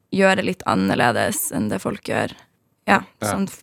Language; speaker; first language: Norwegian; native; Norwegian